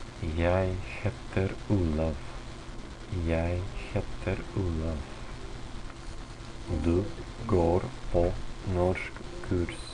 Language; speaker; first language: Norwegian; non-native, fluent; Latvian